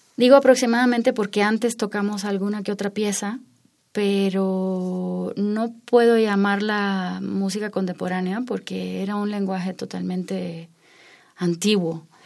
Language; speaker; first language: Spanish; native; Spanish